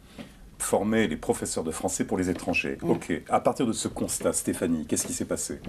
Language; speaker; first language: French; native; French